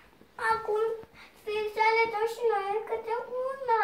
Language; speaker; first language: Romanian; early bilingual, heritage; Romanian